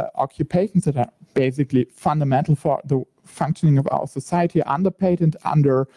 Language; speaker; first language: English; non-native, fluent; German